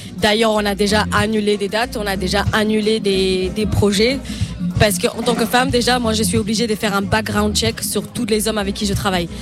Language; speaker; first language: French; non-native, fluent; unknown